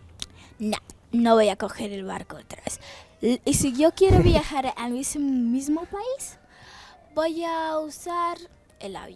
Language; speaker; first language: Spanish; early bilingual, other home language; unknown